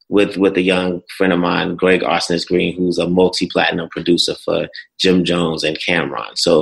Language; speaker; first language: English; native; English